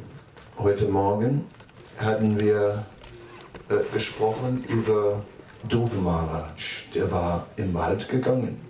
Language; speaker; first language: German; non-native, fluent; Dutch